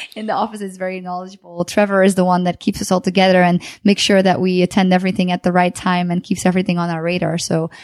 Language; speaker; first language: English; non-native, fluent; Dutch